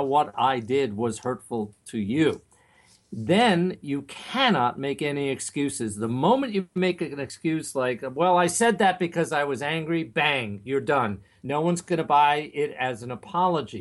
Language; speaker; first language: English; native; English